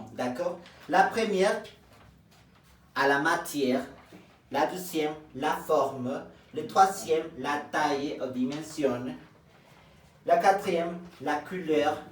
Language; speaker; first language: French; non-native, fluent; Spanish